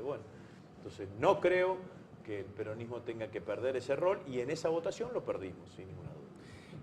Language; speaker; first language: Spanish; native; Spanish